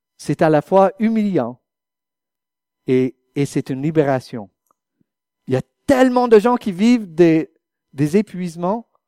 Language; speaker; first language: French; non-native, fluent; English